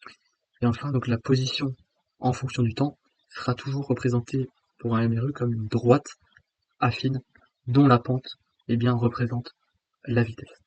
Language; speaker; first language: French; native; French